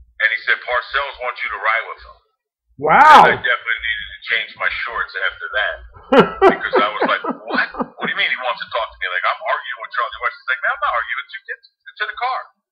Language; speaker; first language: English; native; English